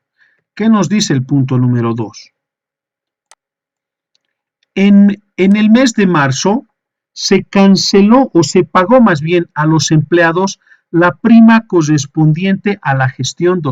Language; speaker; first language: Spanish; native; Spanish